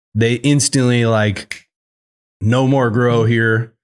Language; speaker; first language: English; native; English